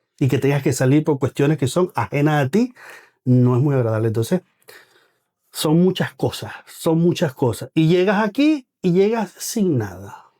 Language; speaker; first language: Spanish; native; Spanish